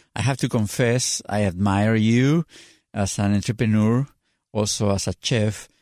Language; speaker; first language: English; non-native, fluent; Spanish